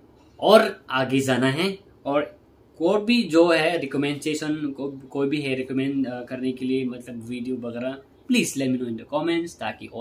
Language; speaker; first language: Hindi; non-native, local second language; Kok Borok